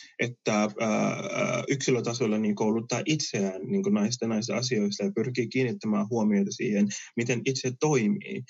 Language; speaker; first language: Finnish; early bilingual, other home language; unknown